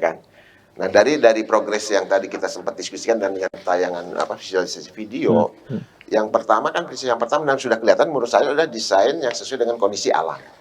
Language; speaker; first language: Indonesian; native; Indonesian